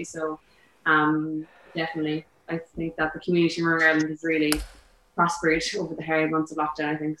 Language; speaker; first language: English; native; English